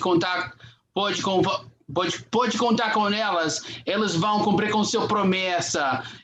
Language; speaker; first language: Portuguese; non-native, fluent; English